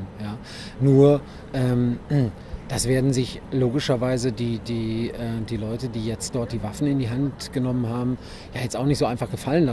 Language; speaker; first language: German; native; German